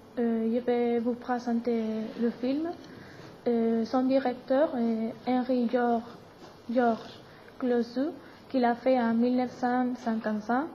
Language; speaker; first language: French; non-native, learner; Spanish